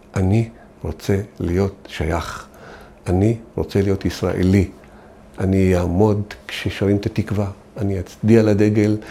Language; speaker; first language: Hebrew; non-native, local second language; Arabic